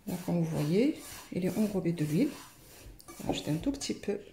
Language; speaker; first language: French; non-native, local second language; Arabic